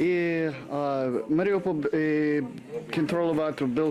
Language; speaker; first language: Russian; non-native, learner; English